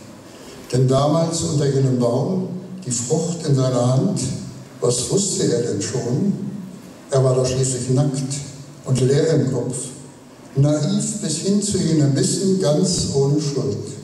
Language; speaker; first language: German; native; German